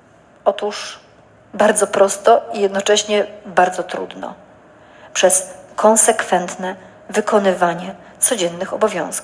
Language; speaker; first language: Polish; native; Polish